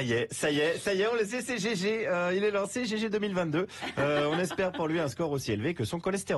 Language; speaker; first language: French; native; French